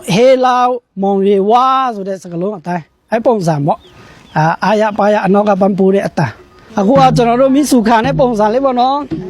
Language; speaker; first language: Burmese; non-native, local second language; Pa'o Karen